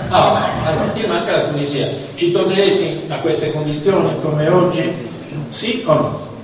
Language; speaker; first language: Italian; native; Italian